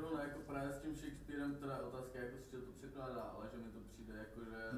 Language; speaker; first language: Czech; native; Czech